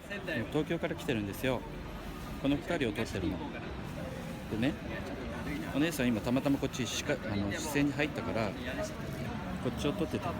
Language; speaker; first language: Japanese; native; Japanese